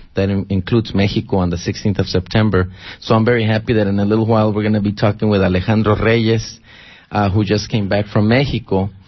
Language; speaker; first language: English; early bilingual, other home language; Spanish